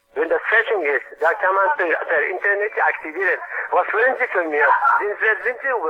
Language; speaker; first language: German; non-native, learner; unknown